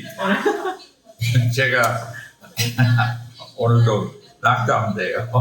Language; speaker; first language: Korean; non-native, fluent; English